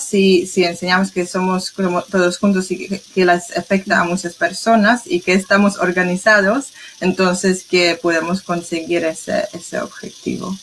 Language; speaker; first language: Spanish; non-native, fluent; English